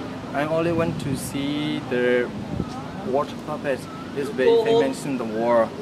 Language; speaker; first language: English; non-native, learner; Burmese